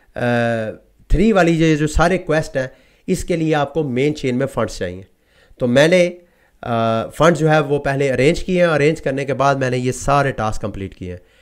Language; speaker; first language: Urdu; native; Urdu